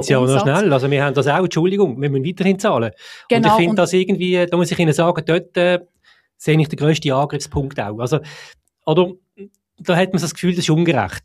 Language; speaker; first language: German; native; German